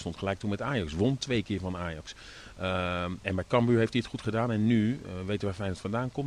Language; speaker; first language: Dutch; native; Dutch